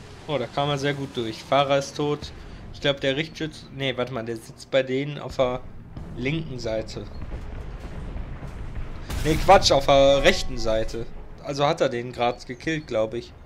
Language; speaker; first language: German; native; German